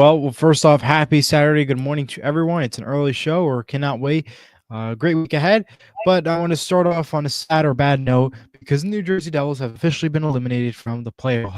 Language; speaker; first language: English; native; English